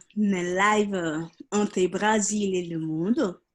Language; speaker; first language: French; non-native, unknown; Portuguese